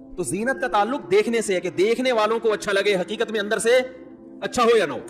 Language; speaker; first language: Urdu; native; Urdu